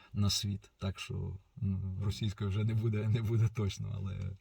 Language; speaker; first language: Ukrainian; non-native, local second language; Russian